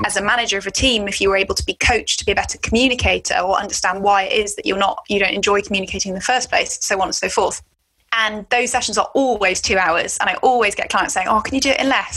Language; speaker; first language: English; native; English